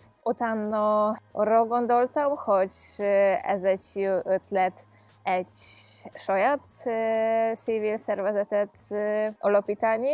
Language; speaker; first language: Hungarian; non-native, fluent; Polish